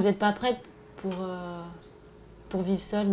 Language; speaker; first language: French; native; French